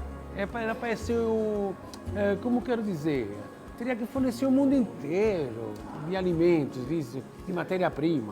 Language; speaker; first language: Portuguese; non-native, fluent; Italian